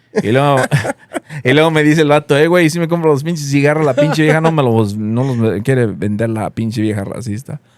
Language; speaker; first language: Spanish; early bilingual, other home language; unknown